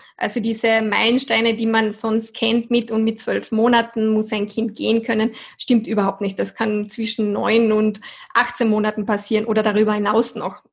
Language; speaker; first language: German; native; German